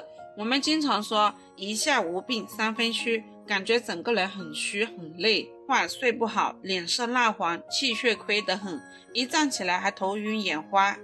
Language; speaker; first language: Chinese; native; Chinese